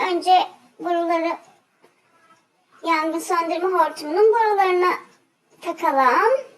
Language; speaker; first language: Turkish; native; Turkish